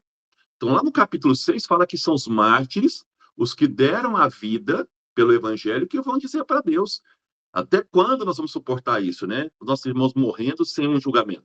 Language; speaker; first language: Portuguese; native; Portuguese